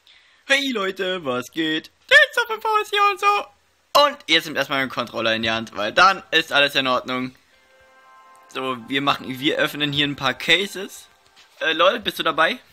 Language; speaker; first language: German; native; German